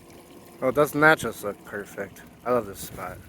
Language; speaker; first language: English; native; English